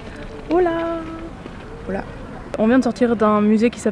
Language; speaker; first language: French; native; French